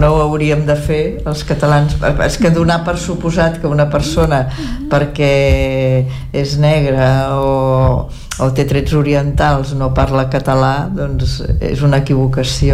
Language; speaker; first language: Catalan; native; Catalan